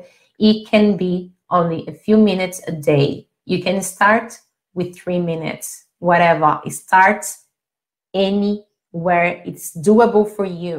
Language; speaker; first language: English; non-native, fluent; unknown